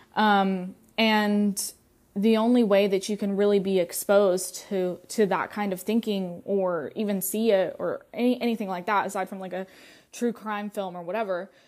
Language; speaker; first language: English; early bilingual, other home language; Russian